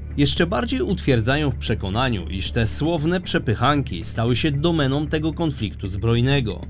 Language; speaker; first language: Polish; native; Polish